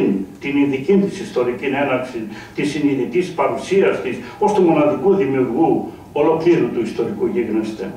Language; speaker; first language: Greek; native; Greek